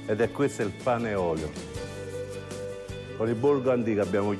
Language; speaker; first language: Italian; native; Italian